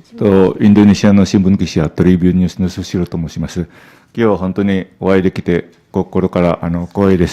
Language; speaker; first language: Japanese; non-native, learner; Indonesian